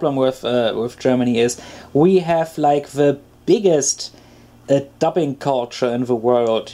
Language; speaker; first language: English; non-native, fluent; German